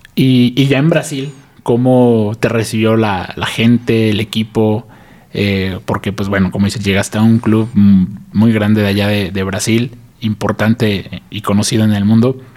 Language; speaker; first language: Spanish; native; Spanish